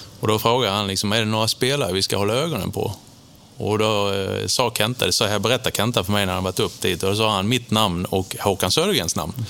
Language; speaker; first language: Swedish; native; Swedish